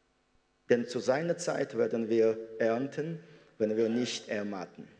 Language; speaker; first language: German; non-native, fluent; Russian